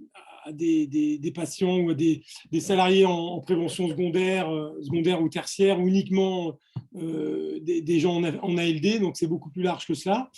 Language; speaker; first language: French; native; French